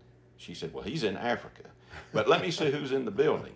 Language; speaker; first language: English; native; English